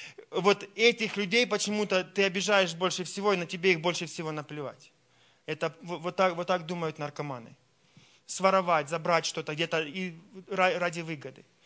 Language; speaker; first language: Russian; early bilingual, heritage; Russian